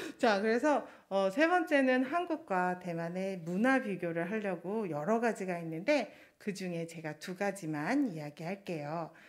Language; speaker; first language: Korean; non-native, fluent; Chinese